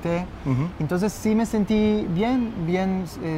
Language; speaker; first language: Spanish; non-native, fluent; Hebrew